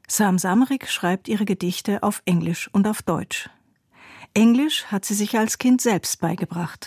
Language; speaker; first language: German; native; German